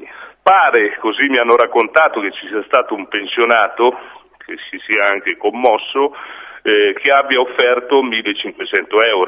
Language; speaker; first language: Italian; native; Italian